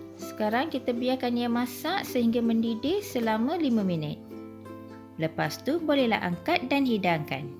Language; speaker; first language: Malay; non-native, local second language; Tamil